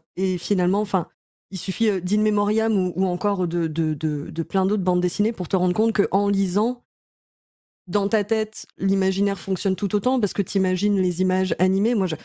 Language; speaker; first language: French; native; French